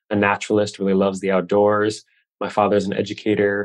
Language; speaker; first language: English; native; English